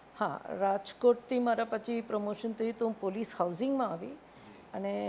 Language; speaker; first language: Gujarati; non-native, local second language; Tamil